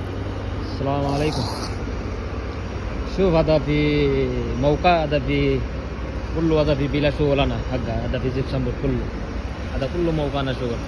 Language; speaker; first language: Arabic; non-native, learner; Bangla